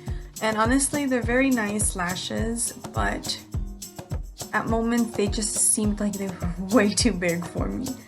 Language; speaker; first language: English; native; English